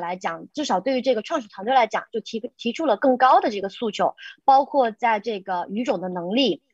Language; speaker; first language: Chinese; native; Chinese